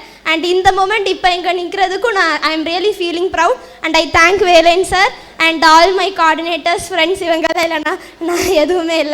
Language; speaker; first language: Tamil; non-native, local second language; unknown